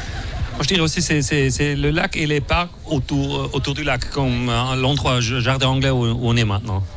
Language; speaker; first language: French; non-native, local second language; Swiss German